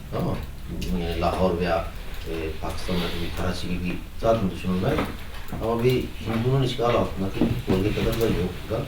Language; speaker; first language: Turkish; non-native, fluent; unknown